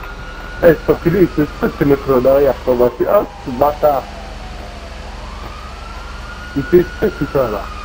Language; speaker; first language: French; native; French